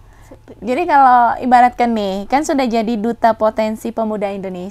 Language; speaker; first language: Indonesian; native; Indonesian